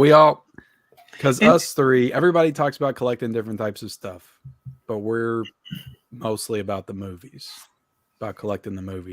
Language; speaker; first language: English; native; English